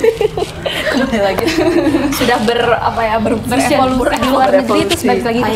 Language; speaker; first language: Indonesian; native; Indonesian